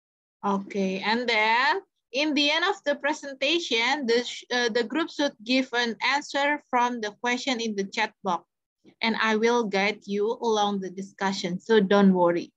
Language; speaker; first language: English; non-native, fluent; Indonesian